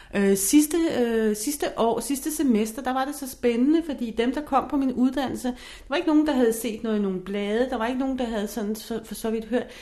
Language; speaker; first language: Danish; non-native, fluent; English